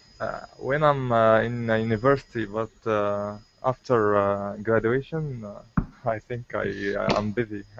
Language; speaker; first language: English; non-native, learner; Arabic